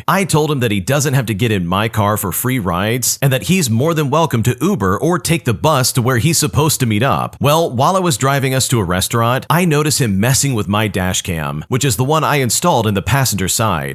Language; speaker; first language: English; native; English